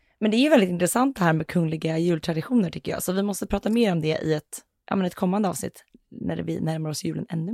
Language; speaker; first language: Swedish; native; Swedish